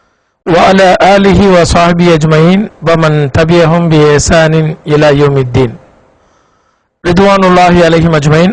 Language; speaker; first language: Arabic; non-native, fluent; Tamil